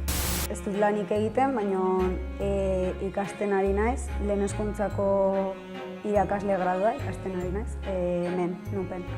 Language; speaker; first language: Basque; non-native, local second language; Spanish